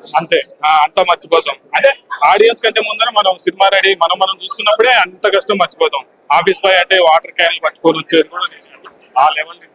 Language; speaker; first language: Telugu; native; Telugu